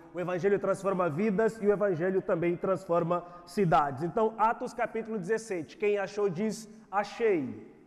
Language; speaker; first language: Portuguese; native; Portuguese